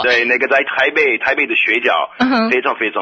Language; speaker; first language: Chinese; non-native, fluent; English